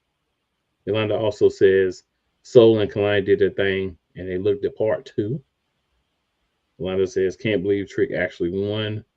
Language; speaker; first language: English; native; English